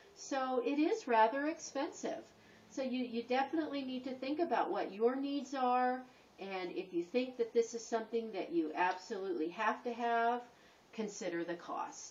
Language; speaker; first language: English; native; English